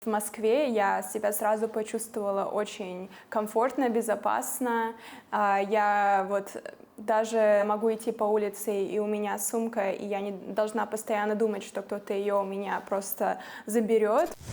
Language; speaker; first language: Russian; non-native, fluent; English